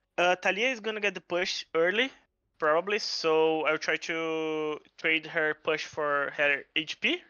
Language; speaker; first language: English; non-native, fluent; Portuguese